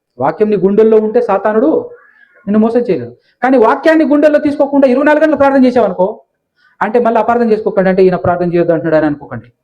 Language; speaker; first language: Telugu; non-native, local second language; Lambadi